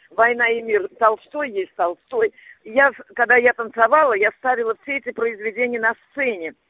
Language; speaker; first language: Russian; native; Russian